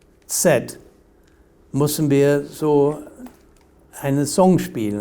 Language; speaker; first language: German; non-native, fluent; English